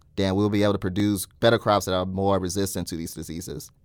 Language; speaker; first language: English; native; English